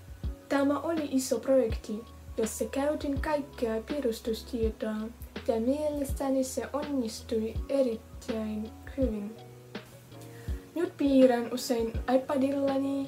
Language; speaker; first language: Finnish; non-native, learner; Russian